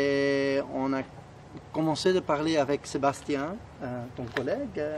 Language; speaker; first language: French; non-native, fluent; Spanish